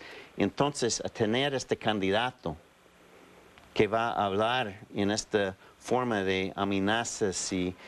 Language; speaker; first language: Spanish; non-native, fluent; English